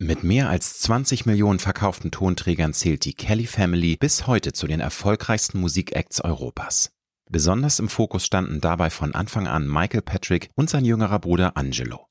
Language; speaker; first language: German; native; German